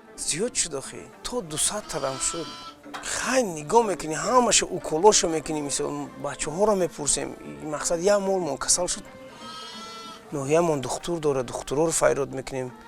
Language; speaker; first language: Tajik; native; Tajik